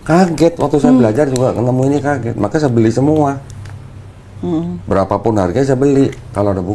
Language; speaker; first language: Indonesian; native; Indonesian